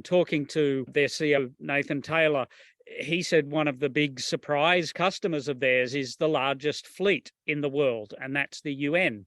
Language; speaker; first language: English; native; English